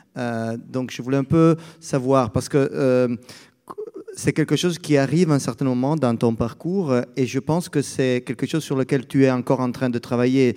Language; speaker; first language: French; non-native, fluent; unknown